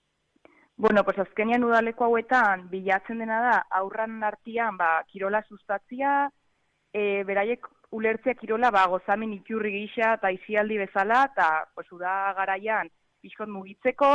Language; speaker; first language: Basque; native; Basque